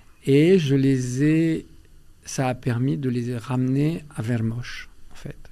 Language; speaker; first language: French; early bilingual, other home language; Albanian